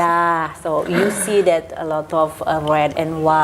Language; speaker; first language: English; non-native, fluent; Indonesian